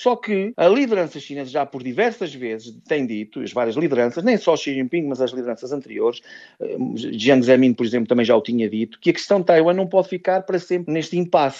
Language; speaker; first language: Portuguese; native; Portuguese